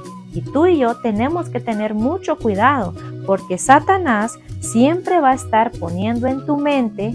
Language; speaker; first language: Spanish; native; Spanish